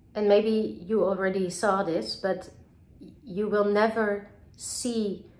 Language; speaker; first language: English; non-native, fluent; Dutch